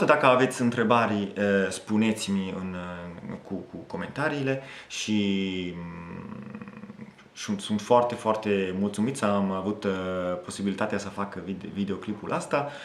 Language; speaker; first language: Romanian; non-native, fluent; Italian